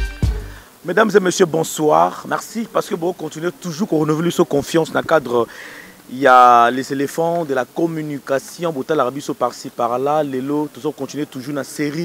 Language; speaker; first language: French; non-native, local second language; Lingala